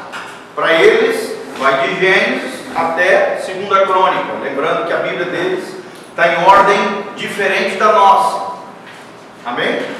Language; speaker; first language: Portuguese; native; Portuguese